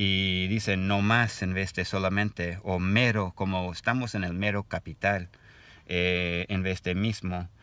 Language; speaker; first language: Spanish; non-native, learner; English